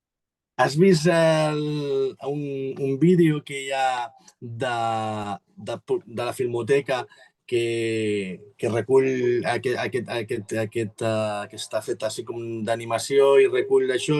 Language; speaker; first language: Catalan; native; Catalan